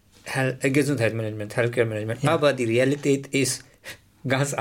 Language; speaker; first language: German; non-native, learner; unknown